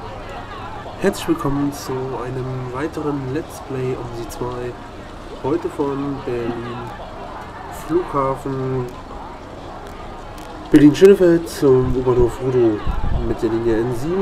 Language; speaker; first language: German; native; German